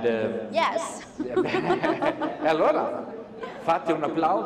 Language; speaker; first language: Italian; non-native, fluent; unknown